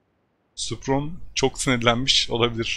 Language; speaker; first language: Turkish; native; Turkish